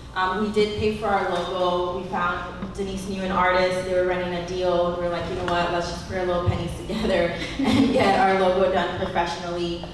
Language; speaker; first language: English; native; English